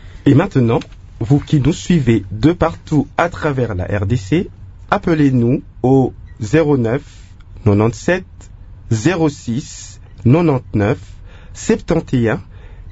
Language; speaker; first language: French; non-native, local second language; Lingala